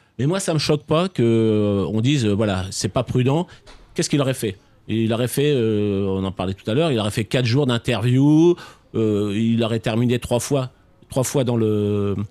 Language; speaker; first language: French; native; French